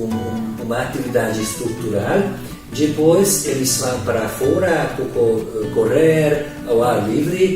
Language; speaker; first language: Portuguese; non-native, learner; Hungarian